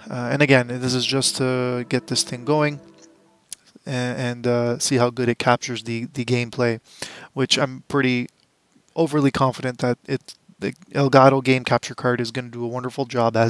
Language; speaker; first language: English; native; English